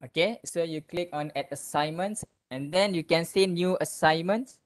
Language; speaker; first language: English; non-native, local second language; Malay